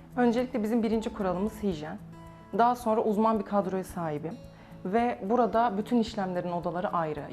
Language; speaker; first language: Turkish; native; Turkish